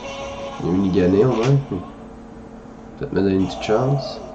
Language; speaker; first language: French; native; French